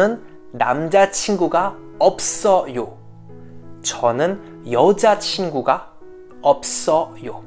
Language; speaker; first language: Korean; non-native, fluent; French